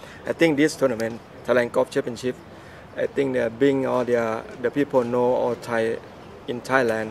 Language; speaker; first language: English; non-native, learner; Thai